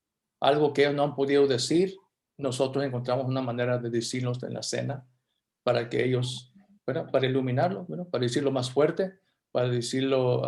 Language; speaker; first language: Spanish; early bilingual, heritage; Spanish